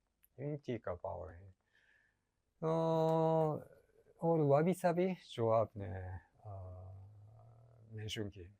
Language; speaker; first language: Hindi; non-native, learner; Japanese